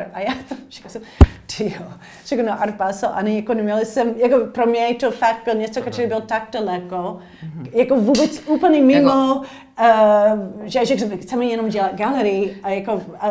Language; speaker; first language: Czech; non-native, learner; English